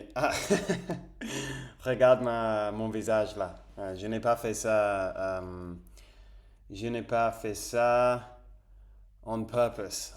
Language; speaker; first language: French; non-native, fluent; Spanish